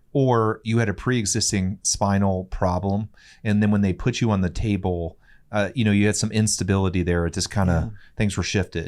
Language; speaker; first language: English; native; English